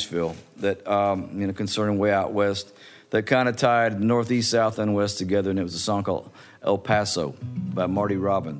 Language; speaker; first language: English; native; English